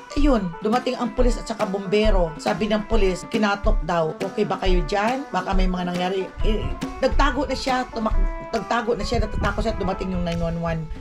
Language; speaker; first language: Filipino; non-native, local second language; Aklanon